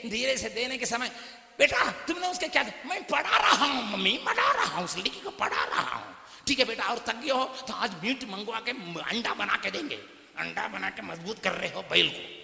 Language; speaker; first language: Hindi; non-native, local second language; Tamil